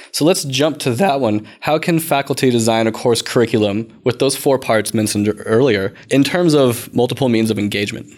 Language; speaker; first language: English; native; English